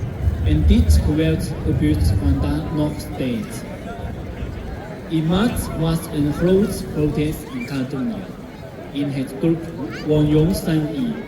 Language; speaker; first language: Dutch; non-native, fluent; Cantonese